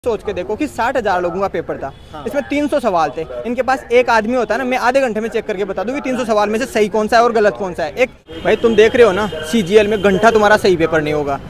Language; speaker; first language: Hindi; native; Hindi